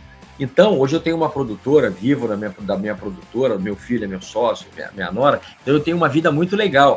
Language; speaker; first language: Portuguese; native; Portuguese